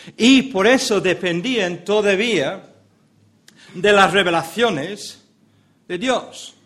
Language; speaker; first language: Spanish; non-native, fluent; English